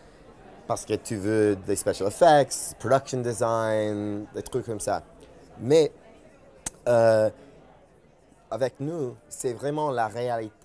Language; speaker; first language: French; non-native, fluent; English